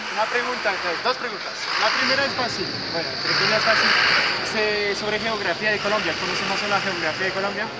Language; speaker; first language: Spanish; non-native, fluent; French